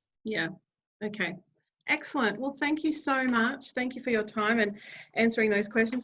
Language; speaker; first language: English; native; English